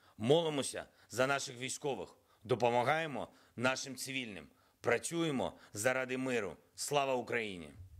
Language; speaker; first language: Ukrainian; non-native, local second language; Russian